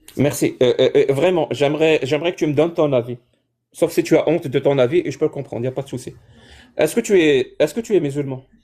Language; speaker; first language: French; non-native, local second language; Arabic